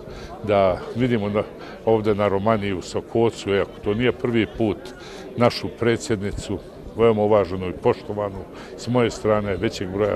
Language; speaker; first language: Serbian; native; Serbian